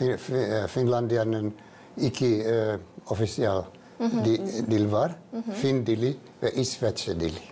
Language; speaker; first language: Turkish; non-native, fluent; Finnish